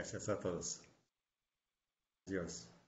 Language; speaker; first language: Spanish; non-native, fluent; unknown